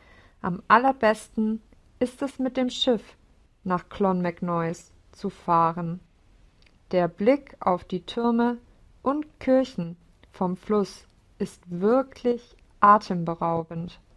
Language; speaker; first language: German; non-native, learner; English